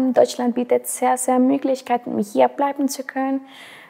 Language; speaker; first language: German; non-native, fluent; Spanish